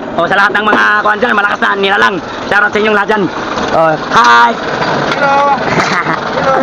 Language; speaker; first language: Filipino; non-native, local second language; Cebuano